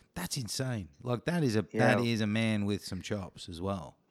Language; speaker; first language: English; native; English